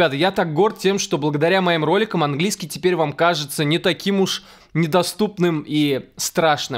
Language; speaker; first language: Russian; native; Russian